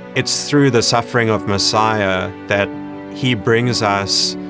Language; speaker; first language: English; native; English